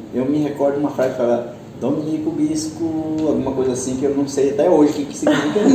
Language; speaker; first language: Portuguese; early bilingual, other home language; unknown